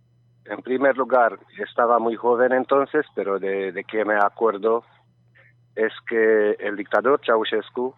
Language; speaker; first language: Spanish; non-native, learner; Romanian